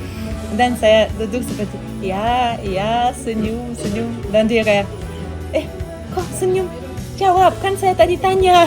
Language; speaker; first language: Indonesian; non-native, fluent; Russian